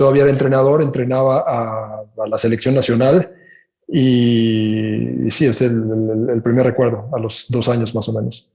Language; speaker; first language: Spanish; native; Spanish